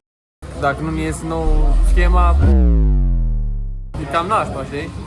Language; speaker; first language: Romanian; native; Romanian